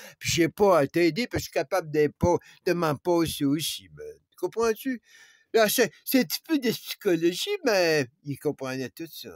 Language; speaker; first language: French; native; French